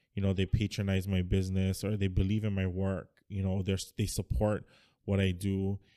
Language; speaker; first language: English; native; English